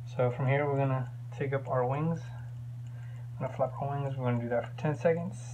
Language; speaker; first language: English; early bilingual, other home language; Spanish